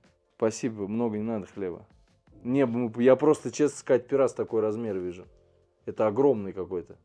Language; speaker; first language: Russian; native; Russian